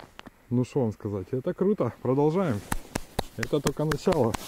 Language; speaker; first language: Russian; native; Russian